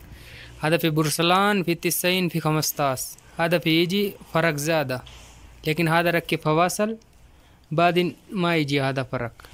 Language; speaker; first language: Arabic; non-native, learner; Hindi